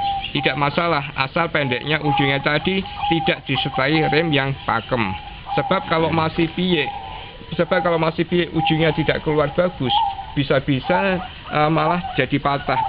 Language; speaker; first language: Indonesian; non-native, local second language; Javanese